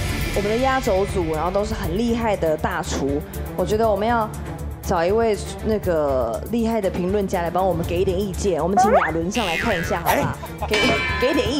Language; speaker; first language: Chinese; native; Chinese